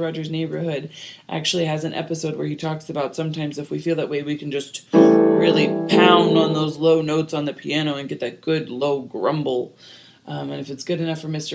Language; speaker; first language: English; native; English